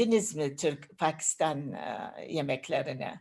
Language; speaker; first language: Turkish; non-native, learner; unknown